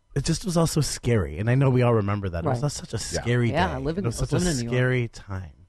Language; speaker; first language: English; native; English